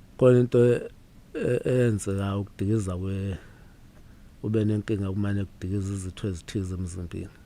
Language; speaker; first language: Zulu; native; Zulu